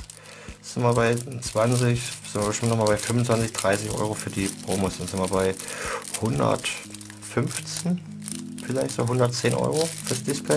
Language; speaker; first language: German; native; German